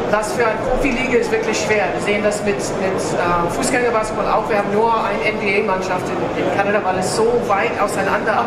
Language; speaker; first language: German; non-native, fluent; English